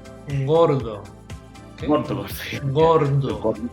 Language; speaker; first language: Spanish; non-native, fluent; English